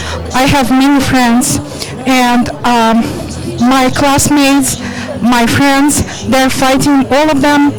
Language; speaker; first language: English; non-native, fluent; Russian